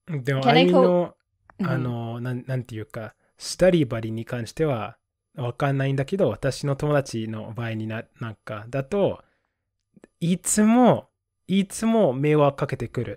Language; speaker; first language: Japanese; non-native, fluent; English